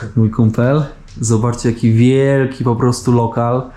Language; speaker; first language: Polish; native; Polish